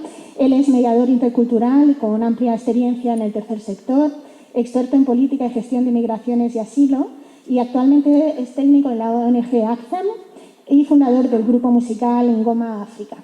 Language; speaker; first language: Spanish; native; Spanish